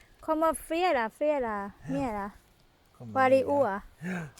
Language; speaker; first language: Swedish; non-native, learner; Thai